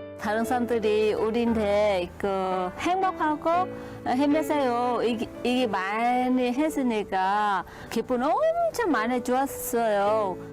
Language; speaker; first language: Korean; non-native, learner; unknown